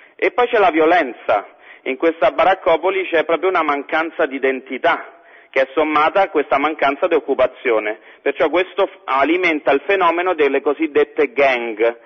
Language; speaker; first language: Italian; native; Italian